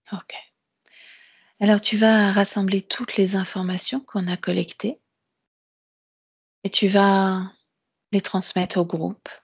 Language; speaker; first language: French; native; French